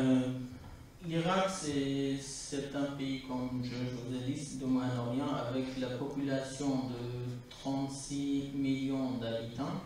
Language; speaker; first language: French; non-native, fluent; Kurdish